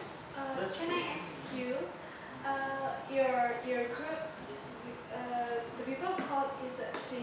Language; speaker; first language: English; non-native, learner; Indonesian